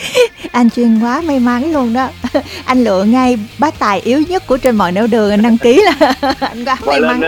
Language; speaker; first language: Vietnamese; native; Vietnamese